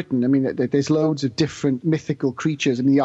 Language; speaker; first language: English; native; English